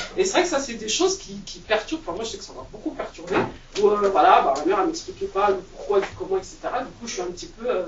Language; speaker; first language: French; native; French